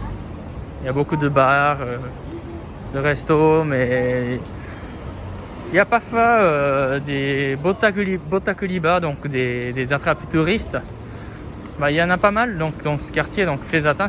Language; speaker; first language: French; non-native, fluent; Japanese